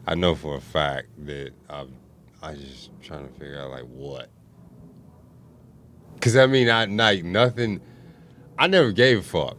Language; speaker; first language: English; native; English